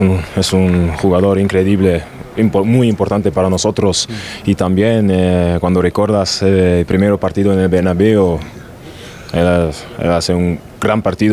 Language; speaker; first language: Spanish; non-native, learner; German